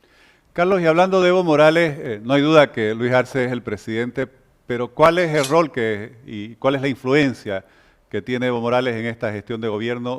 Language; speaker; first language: Spanish; native; Spanish